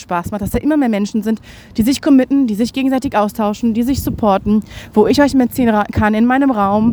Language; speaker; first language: German; native; German